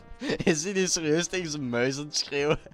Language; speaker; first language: Dutch; native; Dutch